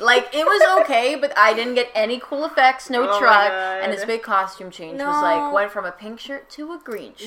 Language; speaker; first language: English; native; English